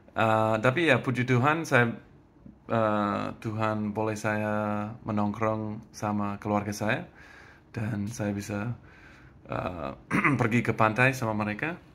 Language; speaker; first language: Indonesian; non-native, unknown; English